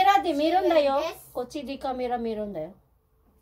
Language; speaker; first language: Japanese; native; Japanese